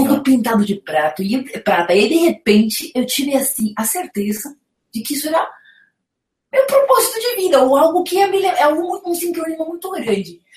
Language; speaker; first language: Portuguese; non-native, fluent; Spanish